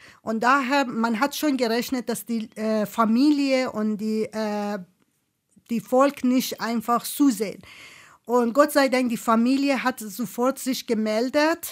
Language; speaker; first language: German; non-native, fluent; Persian